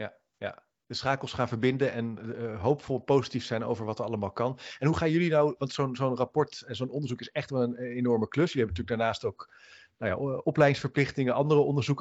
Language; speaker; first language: Dutch; native; Dutch